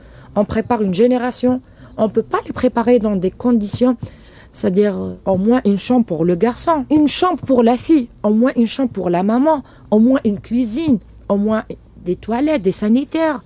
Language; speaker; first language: French; non-native, local second language; Arabic